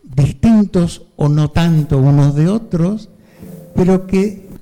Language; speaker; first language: Spanish; native; Spanish